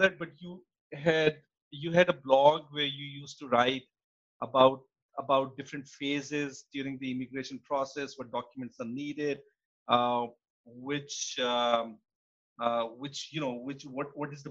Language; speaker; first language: English; non-native, local second language; Urdu